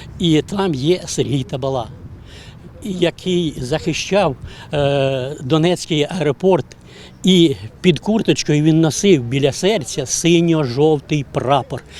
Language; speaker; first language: Ukrainian; native; Ukrainian